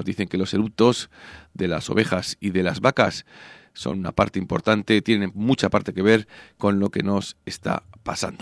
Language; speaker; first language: Spanish; native; Spanish